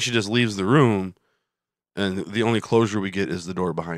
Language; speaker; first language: English; native; English